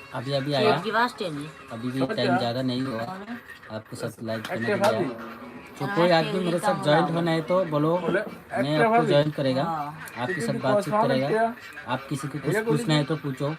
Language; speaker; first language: Hindi; non-native, learner; Bangla